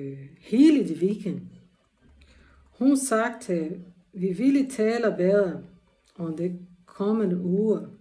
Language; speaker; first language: Danish; non-native, learner; Portuguese